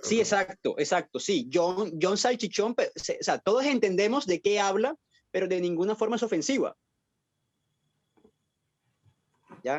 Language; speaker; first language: Spanish; native; Spanish